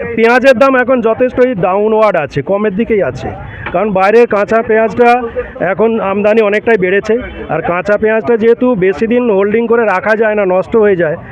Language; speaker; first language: Bangla; native; Bangla